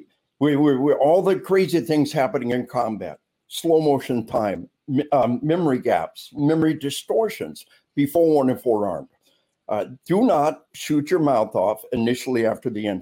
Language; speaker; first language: English; native; English